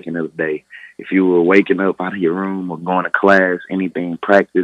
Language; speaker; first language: English; native; English